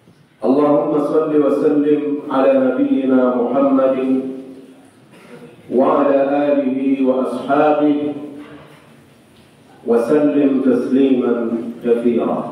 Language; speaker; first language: Arabic; non-native, fluent; Swahili